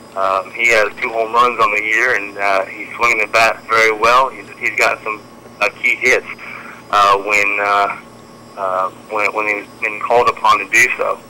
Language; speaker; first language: English; native; English